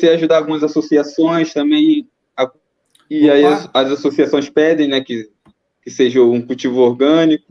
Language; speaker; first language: Portuguese; native; Portuguese